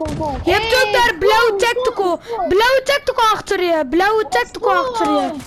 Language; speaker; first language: Dutch; early bilingual, other home language; Turkish